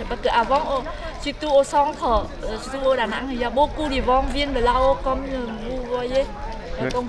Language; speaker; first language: French; non-native, learner; Vietnamese